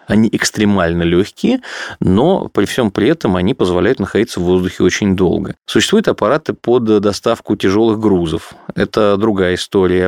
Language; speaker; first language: Russian; native; Russian